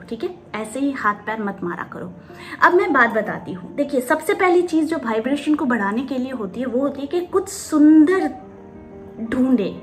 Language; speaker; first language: Hindi; non-native, local second language; Bangla